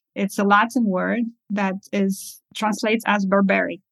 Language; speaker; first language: English; early bilingual, other home language; Russian